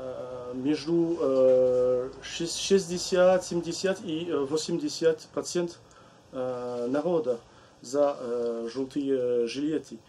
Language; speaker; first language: Russian; non-native, learner; French